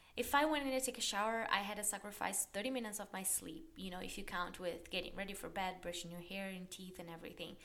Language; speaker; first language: English; non-native, fluent; Portuguese